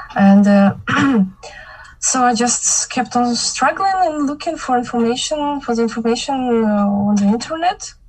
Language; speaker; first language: English; non-native, fluent; Kazakh